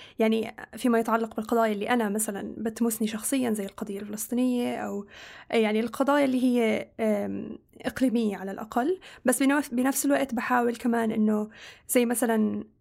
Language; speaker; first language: Arabic; native; Arabic